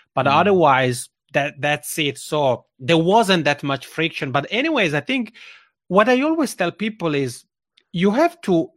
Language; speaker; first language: English; non-native, fluent; Italian